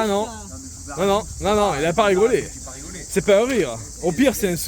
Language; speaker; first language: French; native; French